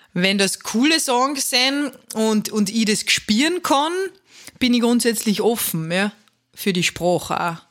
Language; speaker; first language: German; native; German